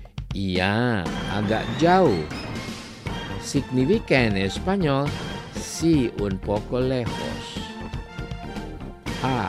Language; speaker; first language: Spanish; non-native, fluent; Indonesian